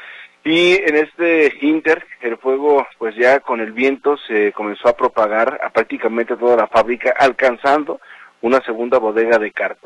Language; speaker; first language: Spanish; native; Spanish